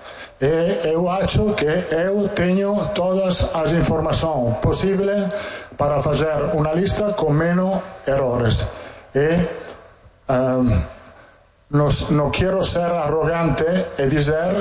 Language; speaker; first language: Portuguese; non-native, fluent; Italian